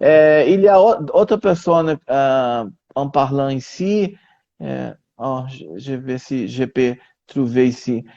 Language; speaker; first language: French; non-native, learner; Portuguese